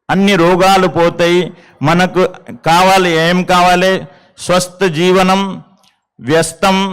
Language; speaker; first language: Telugu; non-native, local second language; Hindi